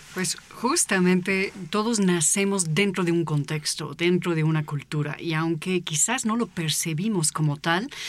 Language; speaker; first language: Spanish; non-native, fluent; English